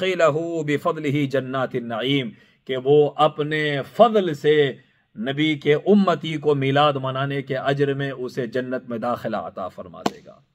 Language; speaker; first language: Urdu; native; Urdu